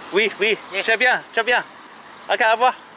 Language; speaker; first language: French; non-native, learner; English